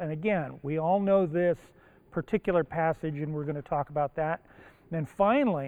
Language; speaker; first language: English; early bilingual, other home language; Japanese